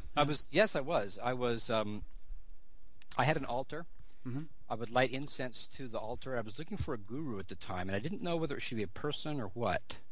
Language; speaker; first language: English; native; English